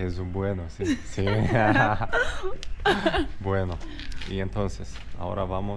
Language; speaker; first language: Spanish; non-native, learner; Romanian